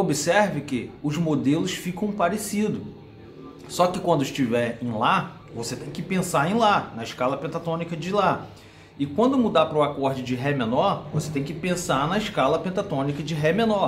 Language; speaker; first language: Portuguese; native; Portuguese